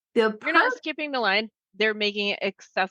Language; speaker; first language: English; native; English